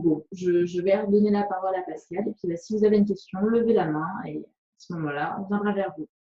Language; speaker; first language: French; native; French